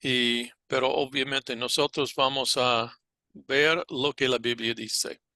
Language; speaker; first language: Spanish; non-native, fluent; English